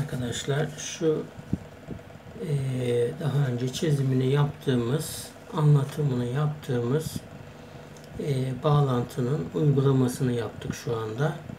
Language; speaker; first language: Turkish; native; Turkish